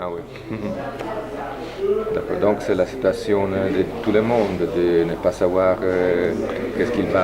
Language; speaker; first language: French; non-native, fluent; Italian